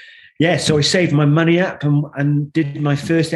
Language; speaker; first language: English; native; English